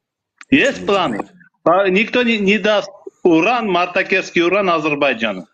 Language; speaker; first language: Russian; non-native, fluent; Armenian